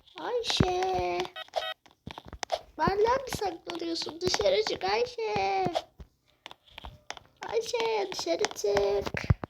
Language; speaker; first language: Turkish; native; Turkish